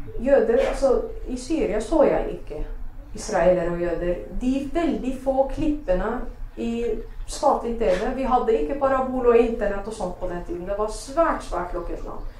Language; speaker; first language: Norwegian; non-native, fluent; Arabic